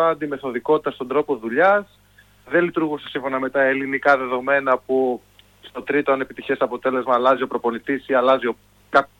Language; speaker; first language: Greek; native; Greek